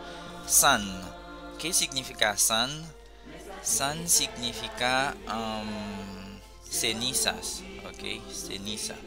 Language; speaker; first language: Spanish; non-native, fluent; Haitian Creole